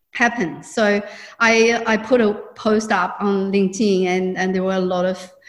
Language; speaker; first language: English; non-native, fluent; Chinese